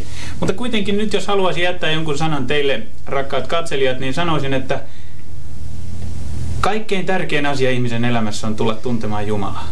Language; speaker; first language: Finnish; native; Finnish